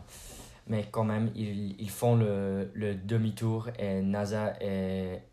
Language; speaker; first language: French; non-native, learner; English